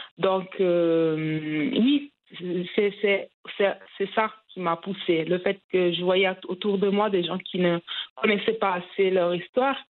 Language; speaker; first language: French; early bilingual, heritage; French